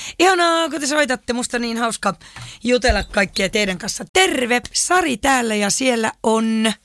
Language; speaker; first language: Finnish; native; Finnish